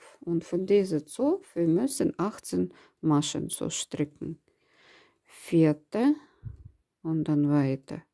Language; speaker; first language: German; non-native, fluent; Russian